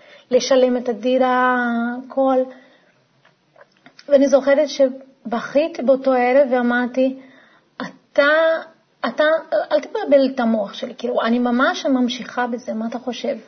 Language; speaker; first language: Hebrew; non-native, fluent; Portuguese